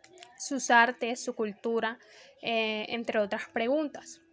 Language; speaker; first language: Spanish; native; Spanish